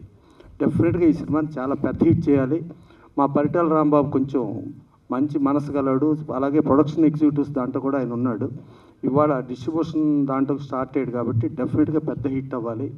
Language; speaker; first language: Telugu; native; Telugu